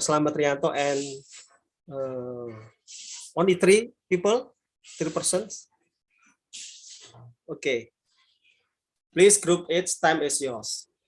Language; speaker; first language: English; non-native, learner; Indonesian